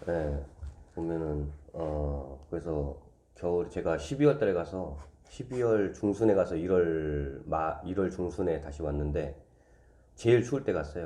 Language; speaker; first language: Korean; native; Korean